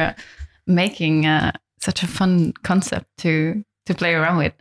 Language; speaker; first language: English; non-native, fluent; Norwegian